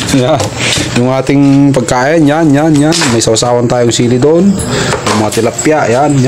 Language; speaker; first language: Filipino; non-native, local second language; Iloko